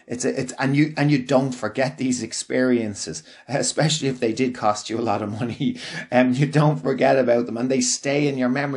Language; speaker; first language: English; native; English